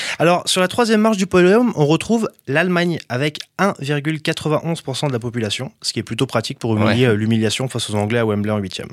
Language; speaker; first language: French; native; French